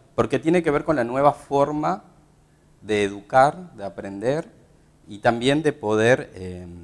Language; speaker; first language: Spanish; native; Spanish